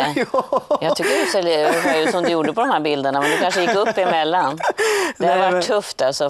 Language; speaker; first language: Swedish; native; Swedish